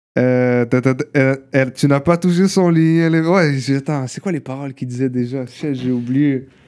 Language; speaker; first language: French; early bilingual, other home language; Arabic